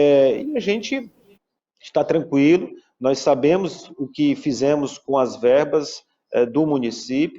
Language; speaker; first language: Portuguese; native; Portuguese